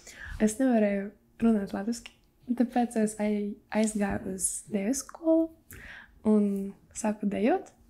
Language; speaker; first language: Latvian; early bilingual, other home language; Ukrainian